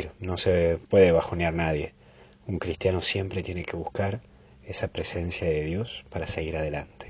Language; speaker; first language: Spanish; native; Spanish